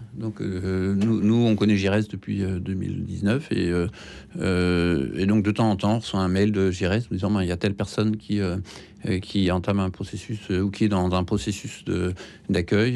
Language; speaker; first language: French; native; French